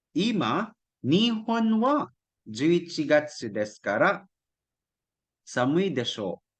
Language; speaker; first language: Japanese; non-native, fluent; Cebuano